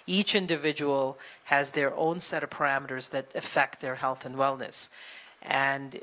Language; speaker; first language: English; native; English